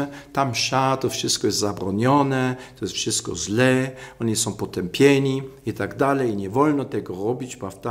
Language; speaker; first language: Polish; non-native, fluent; German